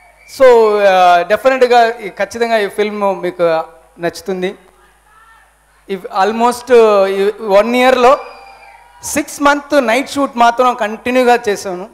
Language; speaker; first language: Telugu; non-native, learner; Tamil